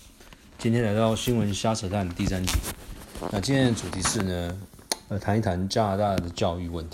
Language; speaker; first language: Chinese; native; Chinese